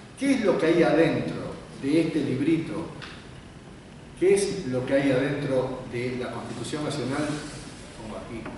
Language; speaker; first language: Spanish; native; Spanish